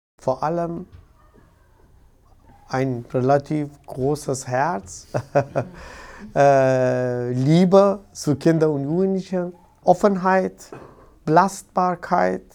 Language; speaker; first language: German; non-native, fluent; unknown